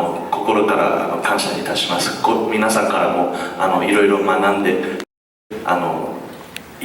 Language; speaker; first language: Japanese; non-native, fluent; English